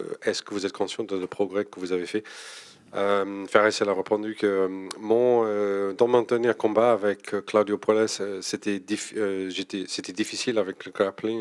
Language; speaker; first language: French; non-native, fluent; English